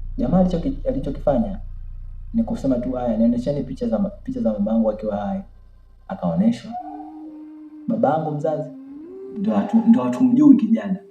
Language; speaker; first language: Swahili; native; Swahili